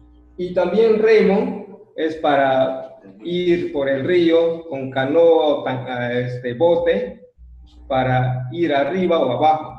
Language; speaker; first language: Spanish; non-native, local second language; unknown